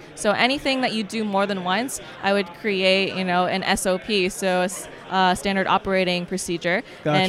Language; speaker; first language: English; native; English